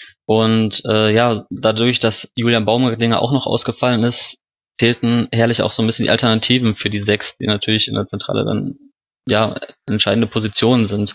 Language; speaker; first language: German; native; German